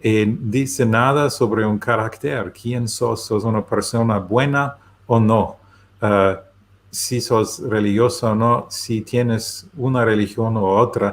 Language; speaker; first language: Spanish; non-native, learner; German